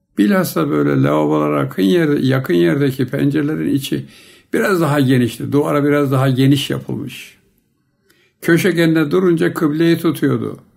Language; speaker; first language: Turkish; native; Turkish